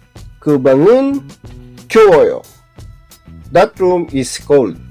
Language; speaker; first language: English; non-native, local second language; Filipino